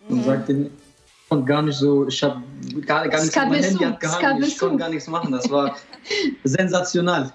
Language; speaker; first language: German; early bilingual, other home language; Albanian